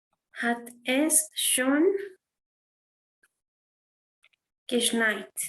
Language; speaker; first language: German; non-native, fluent; Spanish